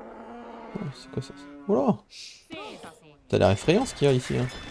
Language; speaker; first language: French; native; French